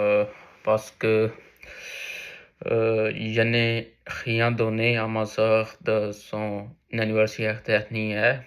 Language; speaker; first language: French; non-native, learner; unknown